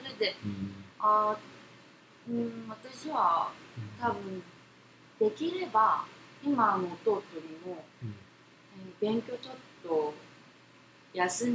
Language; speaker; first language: Japanese; non-native, fluent; Korean